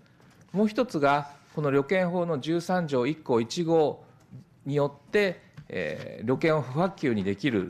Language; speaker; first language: Japanese; native; Japanese